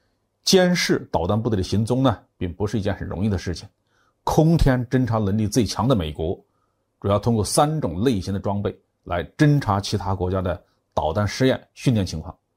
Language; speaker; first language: Chinese; native; Chinese